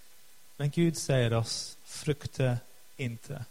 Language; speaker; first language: Swedish; non-native, fluent; English